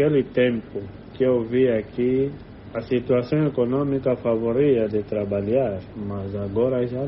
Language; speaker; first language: Portuguese; non-native, learner; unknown